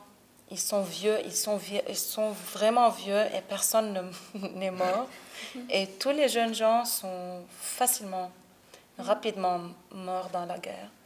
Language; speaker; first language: French; non-native, local second language; Arabic